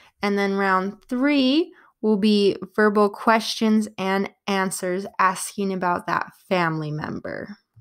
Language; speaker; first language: English; native; English